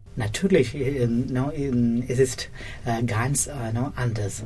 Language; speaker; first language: German; non-native, learner; Malayalam